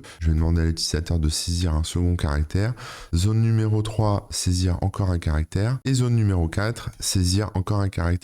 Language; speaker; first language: French; native; French